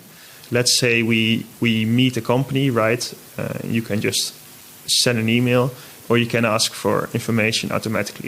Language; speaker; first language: English; non-native, fluent; Dutch